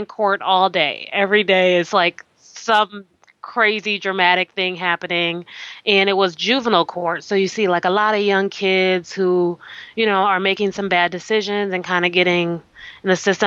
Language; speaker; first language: English; native; English